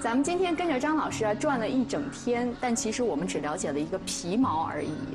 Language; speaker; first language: Chinese; native; Chinese